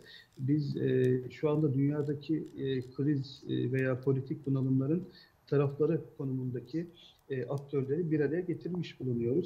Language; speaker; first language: Turkish; native; Turkish